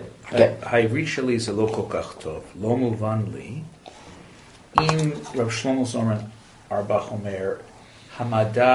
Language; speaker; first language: Hebrew; non-native, learner; English